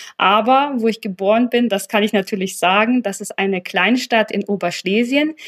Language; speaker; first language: German; early bilingual, other home language; Polish